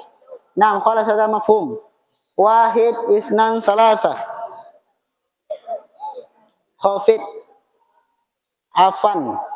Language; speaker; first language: Arabic; non-native, fluent; Indonesian